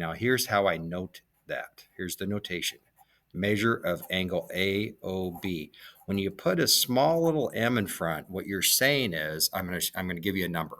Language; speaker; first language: English; native; English